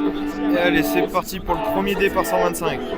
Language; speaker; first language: French; native; French